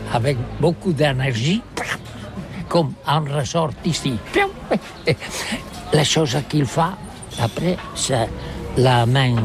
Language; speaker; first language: French; non-native, learner; Catalan